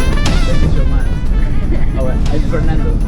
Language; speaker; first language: English; non-native, learner; Spanish